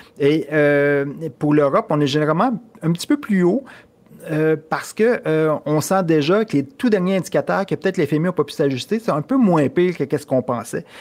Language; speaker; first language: French; native; French